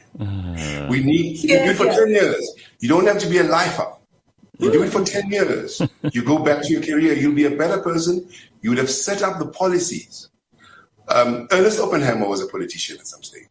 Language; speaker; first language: English; non-native, local second language; Zulu